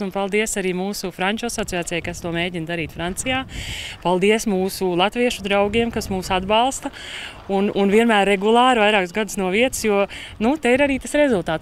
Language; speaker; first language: Latvian; native; Latvian